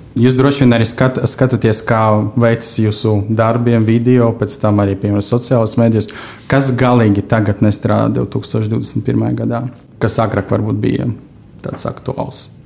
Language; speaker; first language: Latvian; non-native, local second language; Russian